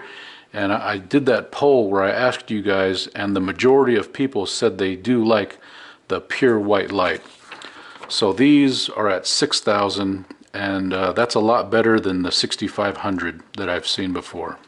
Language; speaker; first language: English; native; English